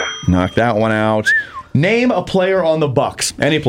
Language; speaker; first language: English; native; English